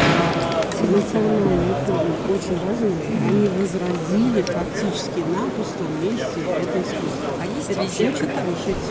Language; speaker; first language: Russian; native; Russian